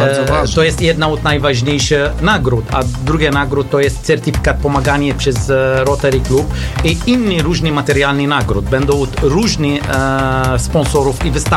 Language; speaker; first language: Polish; non-native, learner; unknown